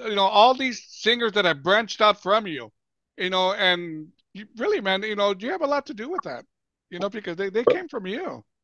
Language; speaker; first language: English; early bilingual, other home language; Spanish